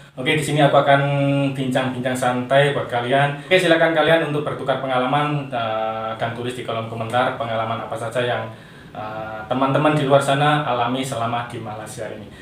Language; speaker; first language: Indonesian; non-native, local second language; Javanese